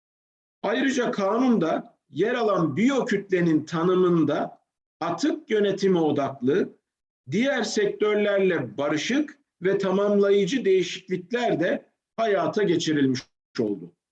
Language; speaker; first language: Turkish; native; Turkish